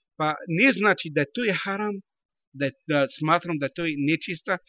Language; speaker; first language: Bosnian; non-native, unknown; Arabic